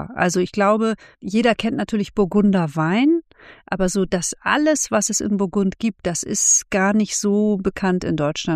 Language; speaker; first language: German; native; German